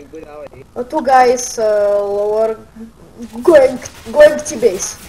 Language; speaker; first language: English; non-native, learner; Bulgarian